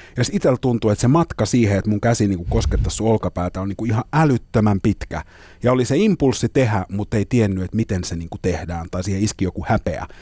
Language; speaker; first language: Finnish; native; Finnish